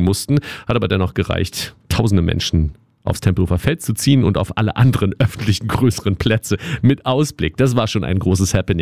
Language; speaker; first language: German; native; German